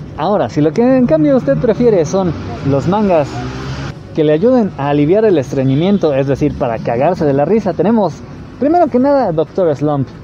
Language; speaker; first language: Spanish; native; Spanish